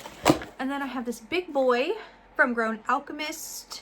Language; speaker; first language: English; native; English